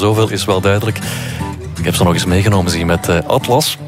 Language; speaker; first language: Dutch; native; Dutch